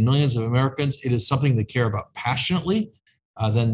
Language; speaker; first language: English; native; English